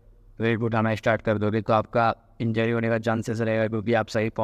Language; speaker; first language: Hindi; native; Hindi